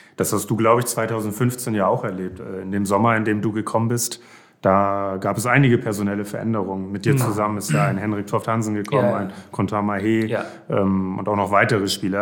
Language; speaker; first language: German; native; German